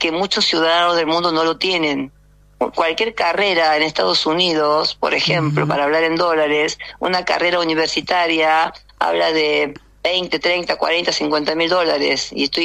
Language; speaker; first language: Spanish; early bilingual, other home language; Korean